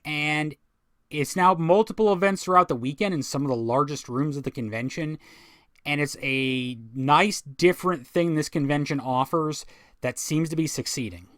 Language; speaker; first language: English; native; English